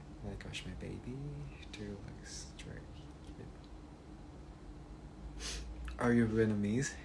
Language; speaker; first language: English; non-native, learner; Thai